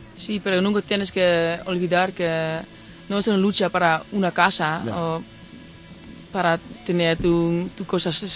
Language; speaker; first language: Spanish; non-native, fluent; Dutch